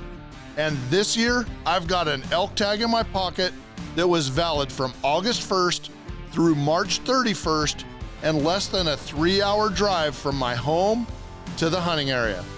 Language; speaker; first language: English; native; English